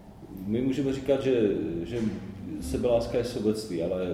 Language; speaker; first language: Czech; native; Czech